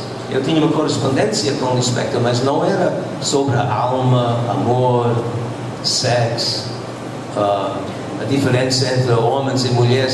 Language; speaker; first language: Portuguese; non-native, fluent; English